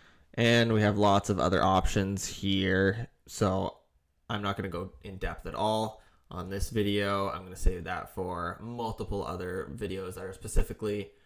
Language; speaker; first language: English; native; English